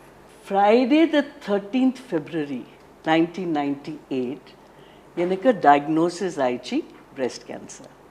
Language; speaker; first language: Tamil; non-native, learner; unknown